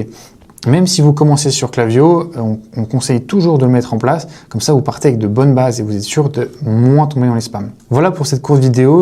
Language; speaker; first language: French; native; French